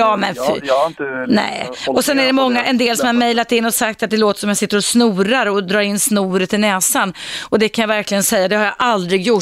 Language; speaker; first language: Swedish; native; Swedish